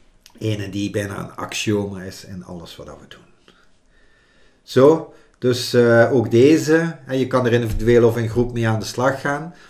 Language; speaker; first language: Dutch; native; Dutch